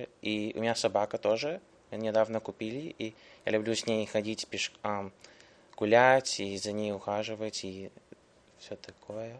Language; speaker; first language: Russian; early bilingual, heritage; English